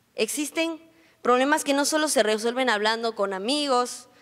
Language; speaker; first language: Spanish; native; Spanish